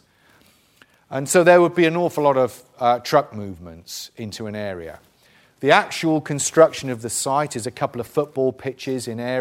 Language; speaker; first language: English; native; English